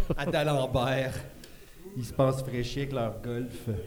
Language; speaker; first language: French; native; French